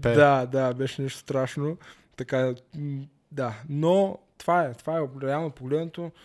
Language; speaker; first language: Bulgarian; native; Bulgarian